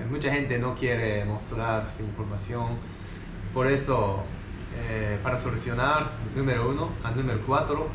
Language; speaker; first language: Spanish; non-native, learner; Japanese